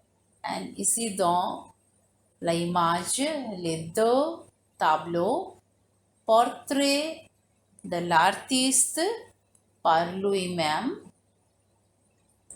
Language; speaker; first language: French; non-native, fluent; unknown